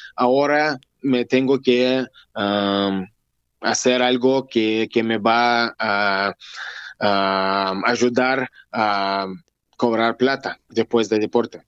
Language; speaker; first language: Spanish; non-native, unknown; Russian